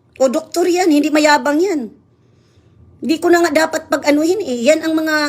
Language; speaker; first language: Filipino; non-native, local second language; Cebuano